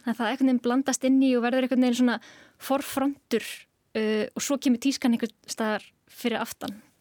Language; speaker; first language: Icelandic; native; Icelandic